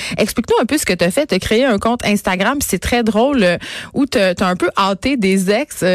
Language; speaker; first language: French; native; French